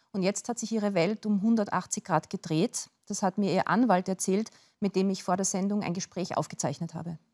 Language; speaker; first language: German; native; German